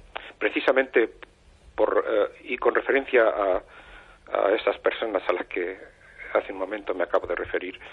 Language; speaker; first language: Spanish; native; Spanish